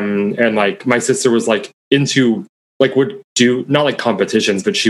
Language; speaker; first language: English; native; English